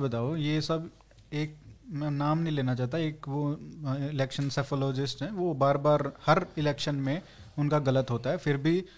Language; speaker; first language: Hindi; native; Hindi